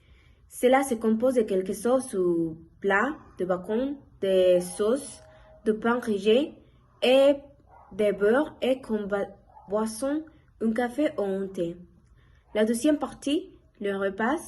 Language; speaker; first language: French; non-native, learner; Spanish